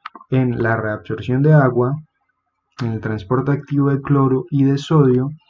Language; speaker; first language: Spanish; native; Spanish